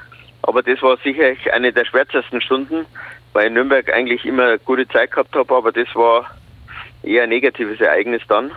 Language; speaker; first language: German; native; German